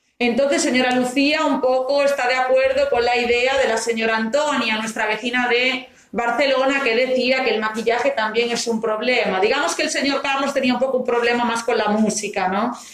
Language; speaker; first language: Spanish; non-native, fluent; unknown